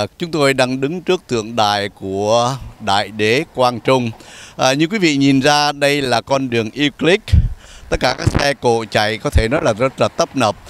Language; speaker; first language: Vietnamese; native; Vietnamese